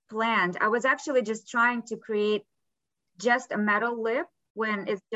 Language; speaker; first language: English; non-native, fluent; Ukrainian